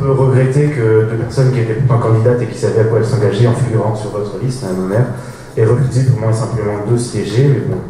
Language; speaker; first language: French; native; French